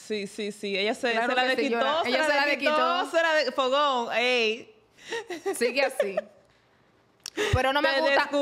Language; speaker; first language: Spanish; native; Spanish